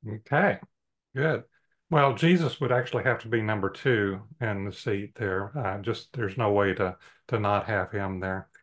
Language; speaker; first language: English; native; English